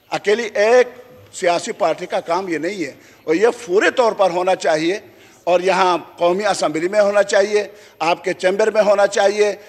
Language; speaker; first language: Urdu; non-native, local second language; Khowar